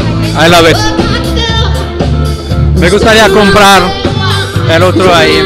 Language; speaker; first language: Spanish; non-native, learner; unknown